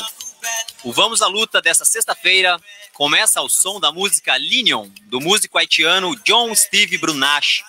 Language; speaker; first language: Portuguese; native; Portuguese